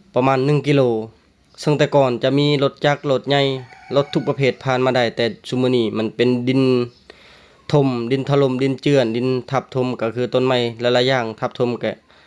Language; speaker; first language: Lao; native; Lao